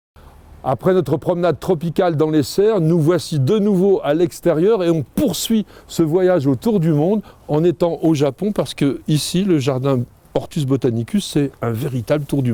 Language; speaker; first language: French; native; French